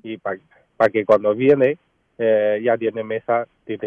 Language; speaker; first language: Spanish; non-native, learner; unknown